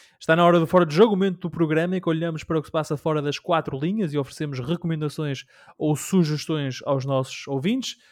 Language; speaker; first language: Portuguese; native; Portuguese